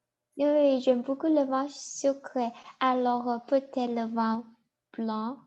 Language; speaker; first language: French; non-native, learner; Chinese